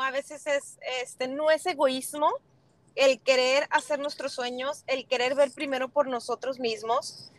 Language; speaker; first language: Spanish; native; Spanish